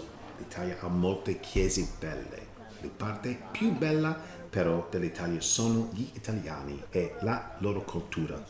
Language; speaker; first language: Italian; non-native, learner; English